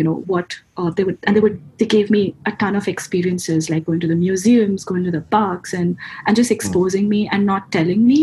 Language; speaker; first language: English; non-native, local second language; Hindi